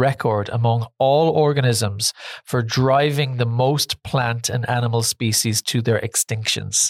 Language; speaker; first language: English; native; English